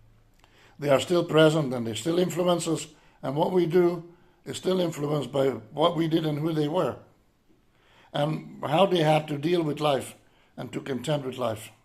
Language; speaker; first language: English; non-native, fluent; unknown